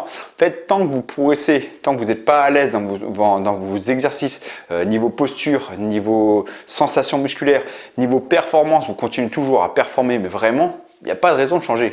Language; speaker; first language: French; native; French